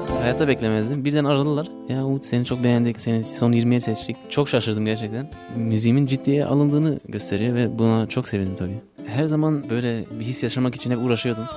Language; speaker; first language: Turkish; early bilingual, heritage; Turkish